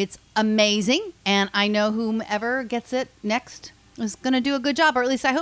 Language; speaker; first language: English; native; English